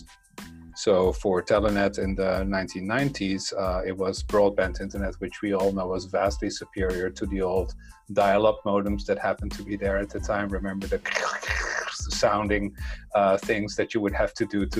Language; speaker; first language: English; non-native, fluent; Dutch